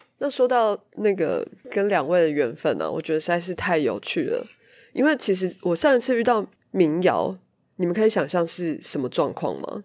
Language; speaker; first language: Chinese; native; Chinese